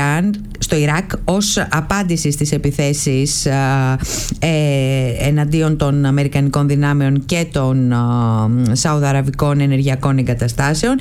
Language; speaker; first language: Greek; native; Greek